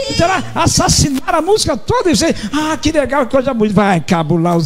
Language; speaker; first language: Portuguese; native; Portuguese